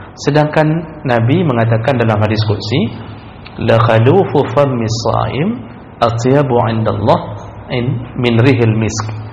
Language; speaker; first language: Malay; non-native, local second language; Achinese